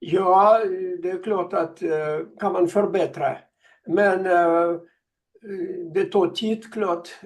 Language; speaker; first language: Swedish; non-native, learner; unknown